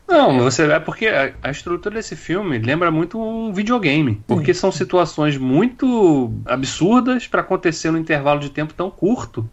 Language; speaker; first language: Portuguese; native; Portuguese